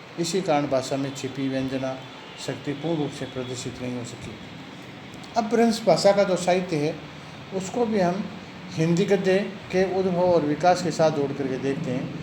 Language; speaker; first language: Hindi; native; Hindi